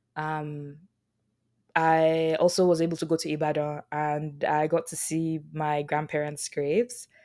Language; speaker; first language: English; non-native, local second language; Yoruba